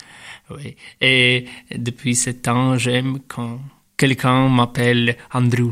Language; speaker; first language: French; non-native, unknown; Russian